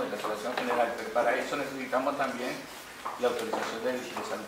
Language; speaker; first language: Spanish; native; Spanish